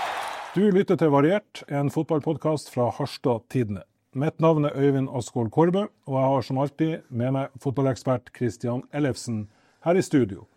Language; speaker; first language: Norwegian; native; Norwegian